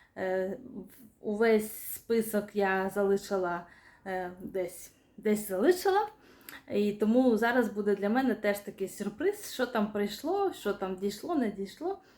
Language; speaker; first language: Ukrainian; non-native, local second language; Russian